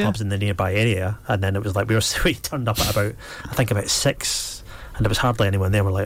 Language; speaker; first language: English; native; English